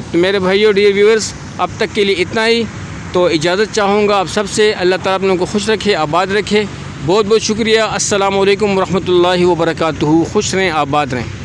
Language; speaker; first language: Urdu; non-native, local second language; Pashto